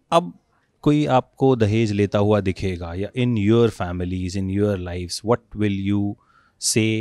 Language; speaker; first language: Hindi; native; Hindi